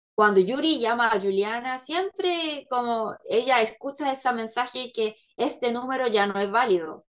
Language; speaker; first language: Spanish; non-native, fluent; Korean